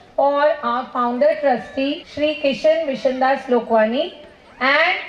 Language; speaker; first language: English; non-native, local second language; Marathi